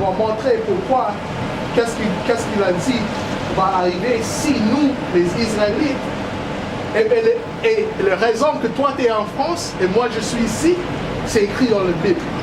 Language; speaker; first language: French; non-native, learner; English